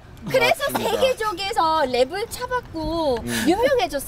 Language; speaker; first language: Korean; non-native, learner; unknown